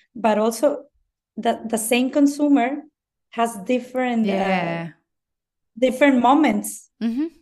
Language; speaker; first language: English; non-native, fluent; Spanish